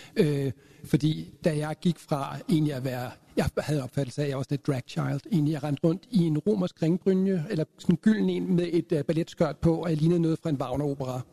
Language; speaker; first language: Danish; native; Danish